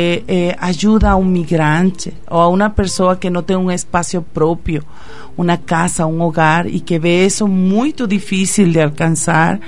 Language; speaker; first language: Portuguese; non-native, fluent; Spanish